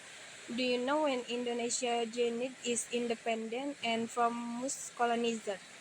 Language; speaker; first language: English; non-native, learner; Indonesian